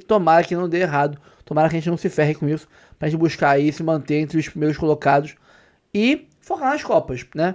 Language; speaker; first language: Portuguese; native; Portuguese